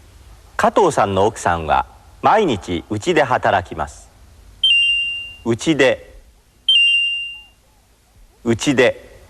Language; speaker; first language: Japanese; native; Japanese